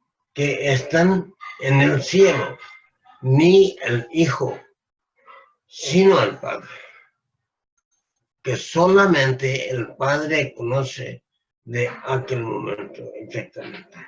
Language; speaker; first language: Spanish; non-native, fluent; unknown